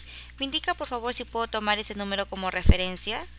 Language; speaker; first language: Spanish; native; Spanish